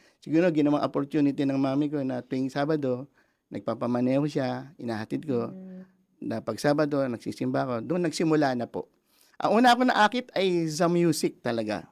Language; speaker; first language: Filipino; native; Filipino